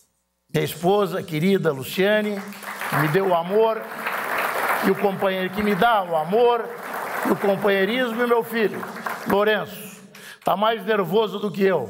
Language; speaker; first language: Portuguese; native; Portuguese